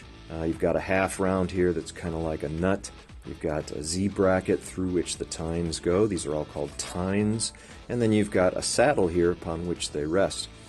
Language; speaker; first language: English; native; English